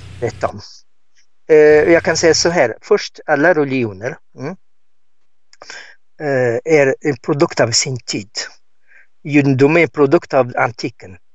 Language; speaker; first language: Swedish; non-native, fluent; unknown